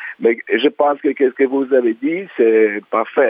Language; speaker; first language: French; non-native, learner; Italian